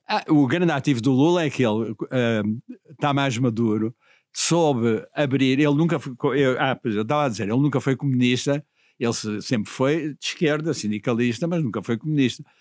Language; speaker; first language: Portuguese; native; Portuguese